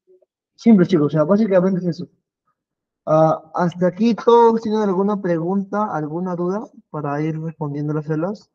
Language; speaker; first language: Spanish; native; Spanish